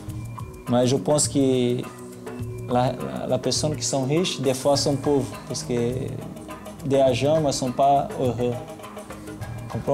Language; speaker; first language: French; non-native, learner; Portuguese